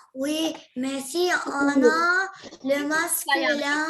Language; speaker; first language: French; non-native, learner; Arabic